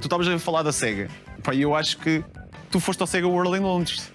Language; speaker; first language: Portuguese; native; Portuguese